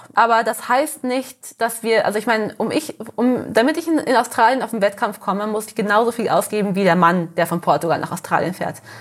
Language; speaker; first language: German; early bilingual, heritage; Portuguese